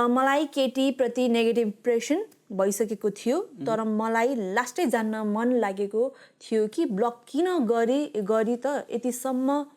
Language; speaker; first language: Nepali; native; Nepali